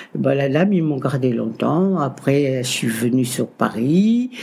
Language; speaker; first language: French; non-native, local second language; Kabuverdianu